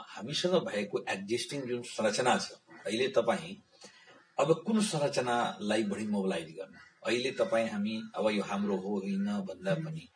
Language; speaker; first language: Nepali; non-native, local second language; Bhojpuri